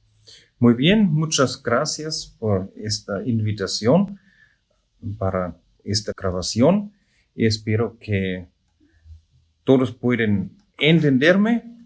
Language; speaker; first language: Spanish; non-native, fluent; German